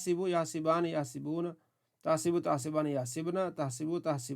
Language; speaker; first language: Arabic; non-native, fluent; Urdu